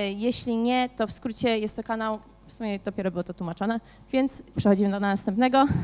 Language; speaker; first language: Polish; early bilingual, heritage; Polish